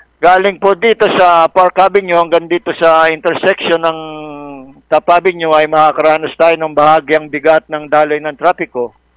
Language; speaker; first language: Filipino; native; Filipino